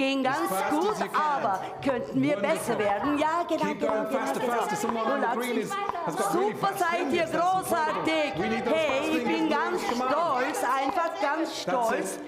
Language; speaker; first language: German; non-native, learner; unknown